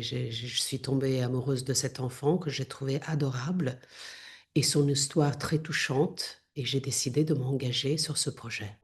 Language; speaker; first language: French; non-native, fluent; Italian